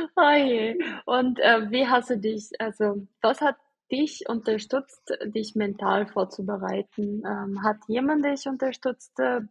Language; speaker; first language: German; non-native, fluent; Portuguese